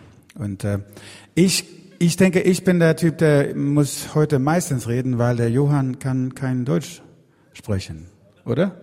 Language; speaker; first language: German; non-native, fluent; Swedish